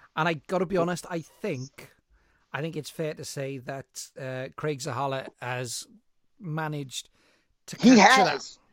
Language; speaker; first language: English; native; English